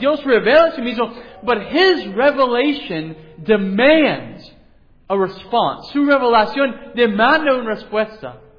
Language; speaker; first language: Spanish; non-native, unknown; English